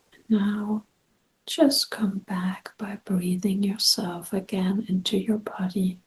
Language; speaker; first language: English; non-native, fluent; German